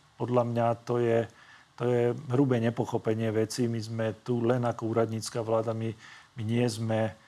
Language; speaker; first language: Slovak; non-native, local second language; Hungarian